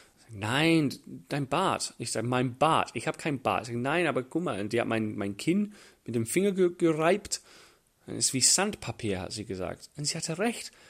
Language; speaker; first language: German; non-native, fluent; English